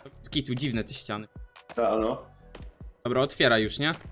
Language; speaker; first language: Polish; native; Polish